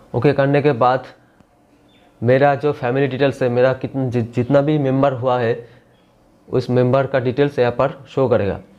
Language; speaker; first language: Hindi; non-native, local second language; Bangla